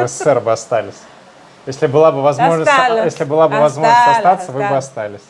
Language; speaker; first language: Russian; native; Russian